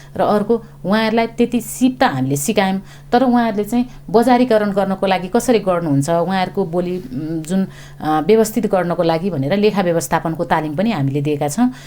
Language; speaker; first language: Nepali; native; Nepali